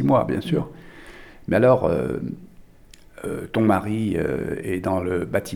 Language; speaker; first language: French; native; French